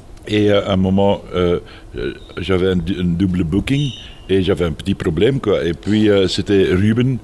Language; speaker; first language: French; non-native, fluent; Dutch